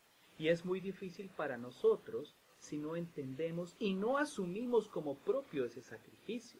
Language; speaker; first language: Spanish; native; Spanish